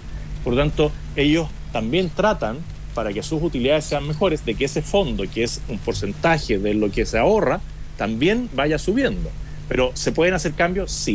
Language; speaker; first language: Spanish; native; Spanish